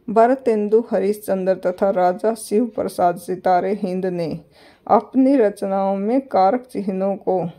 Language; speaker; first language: Hindi; native; Hindi